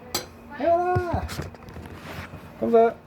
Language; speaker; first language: French; native; French